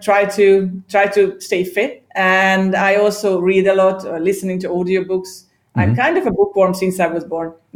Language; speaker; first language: English; non-native, fluent; Hungarian